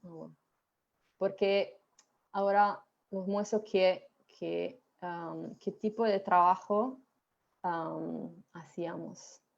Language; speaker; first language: Spanish; non-native, fluent; Italian